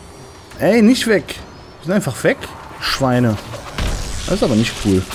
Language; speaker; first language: German; native; German